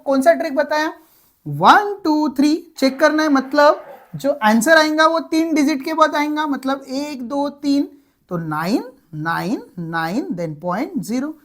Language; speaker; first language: Hindi; non-native, local second language; Marathi